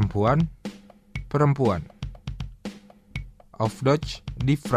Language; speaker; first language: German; non-native, fluent; Indonesian